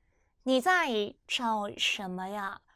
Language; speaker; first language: Chinese; non-native, fluent; Korean